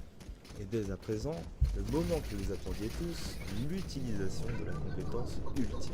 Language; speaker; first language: French; native; French